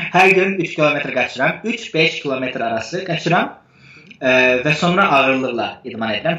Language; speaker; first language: Azerbaijani; non-native, fluent; Turkish